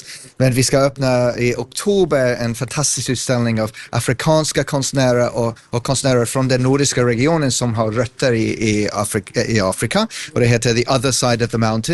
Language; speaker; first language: Swedish; non-native, fluent; English